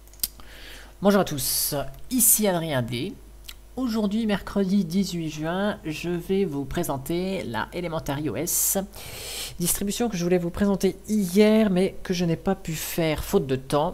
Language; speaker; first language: French; native; French